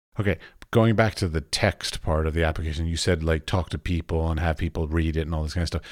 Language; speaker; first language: English; native; English